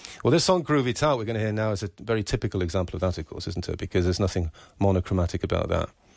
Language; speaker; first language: English; native; English